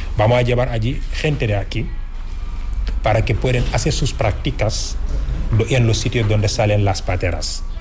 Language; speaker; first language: Spanish; non-native, fluent; Wolof